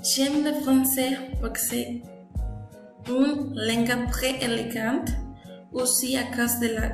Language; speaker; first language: French; non-native, learner; Spanish